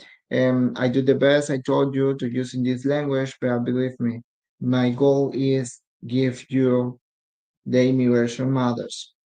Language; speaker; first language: English; non-native, learner; Spanish